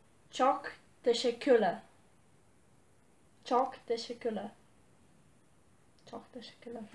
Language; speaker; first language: Turkish; non-native, learner; Lithuanian